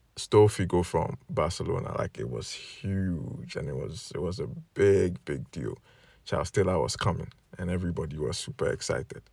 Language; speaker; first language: English; non-native, local second language; Akan